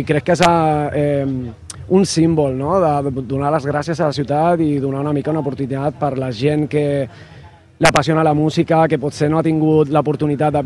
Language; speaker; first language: Catalan; non-native, local second language; Spanish